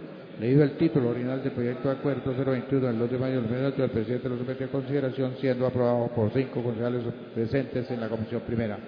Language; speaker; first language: Spanish; native; Spanish